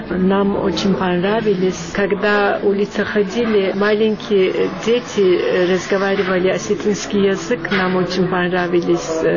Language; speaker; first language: Russian; non-native, learner; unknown